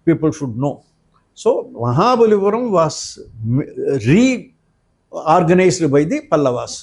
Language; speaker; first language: English; non-native, local second language; Tamil